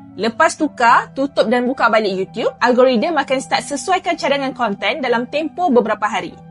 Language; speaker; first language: Malay; native; Malay